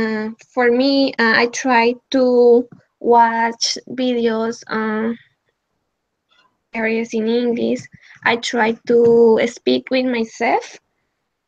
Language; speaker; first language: English; non-native, learner; Spanish